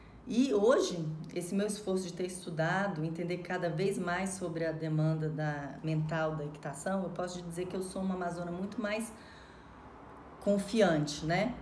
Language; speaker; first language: Portuguese; native; Portuguese